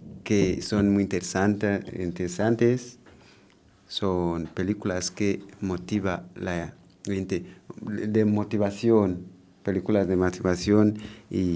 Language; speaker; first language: Spanish; non-native, learner; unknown